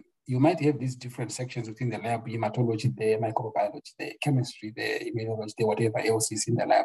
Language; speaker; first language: English; non-native, local second language; Shona